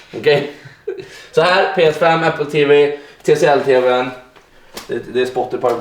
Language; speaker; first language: Swedish; native; Swedish